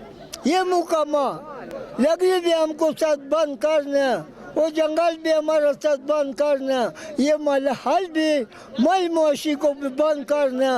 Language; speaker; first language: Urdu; non-native, local second language; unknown